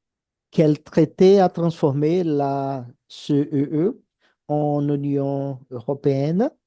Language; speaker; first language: French; non-native, fluent; Portuguese